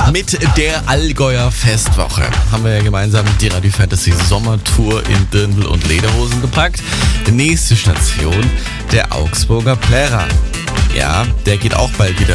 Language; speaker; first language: German; native; German